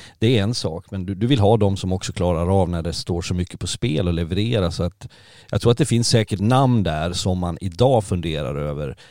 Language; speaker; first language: Swedish; native; Swedish